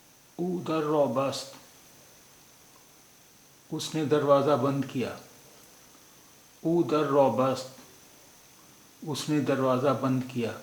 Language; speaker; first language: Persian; non-native, fluent; Urdu